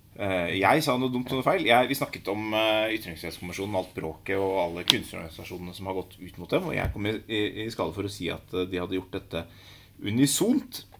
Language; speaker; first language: Norwegian; native; Norwegian